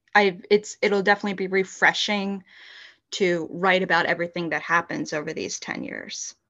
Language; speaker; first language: English; native; English